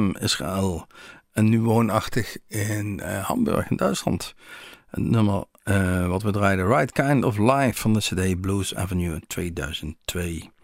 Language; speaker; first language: Dutch; native; Dutch